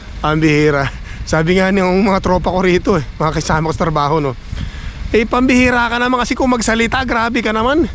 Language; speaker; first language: Filipino; non-native, local second language; Iloko